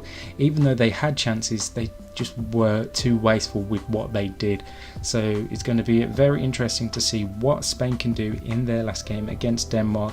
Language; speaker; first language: English; native; English